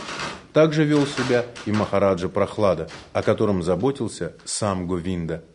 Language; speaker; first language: Russian; native; Russian